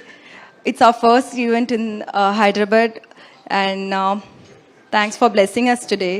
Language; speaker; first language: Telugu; non-native, learner; Tamil